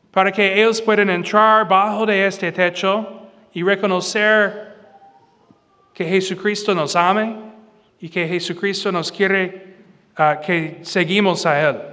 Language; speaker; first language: Spanish; non-native, fluent; English